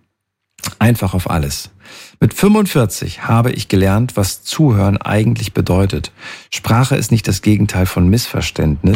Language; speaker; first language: German; native; German